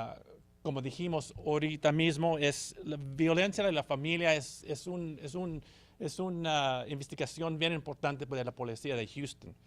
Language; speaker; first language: Spanish; early bilingual, heritage; Spanish